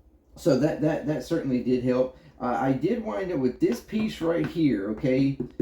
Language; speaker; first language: English; native; English